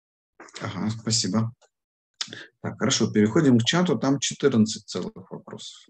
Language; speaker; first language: Russian; native; Russian